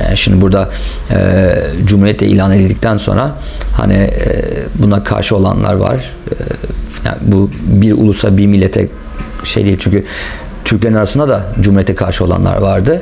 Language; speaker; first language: Turkish; non-native, local second language; English